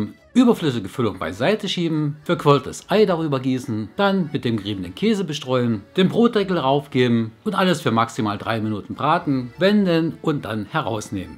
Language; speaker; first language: German; native; German